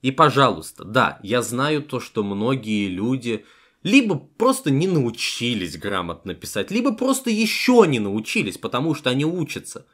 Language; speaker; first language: Russian; native; Russian